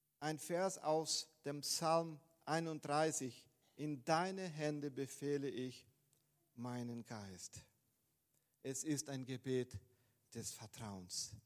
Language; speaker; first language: German; non-native, fluent; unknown